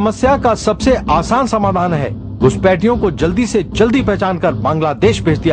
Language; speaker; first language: Hindi; native; Hindi